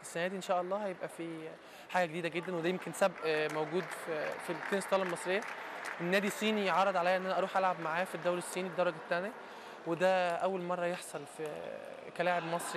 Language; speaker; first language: Arabic; native; Arabic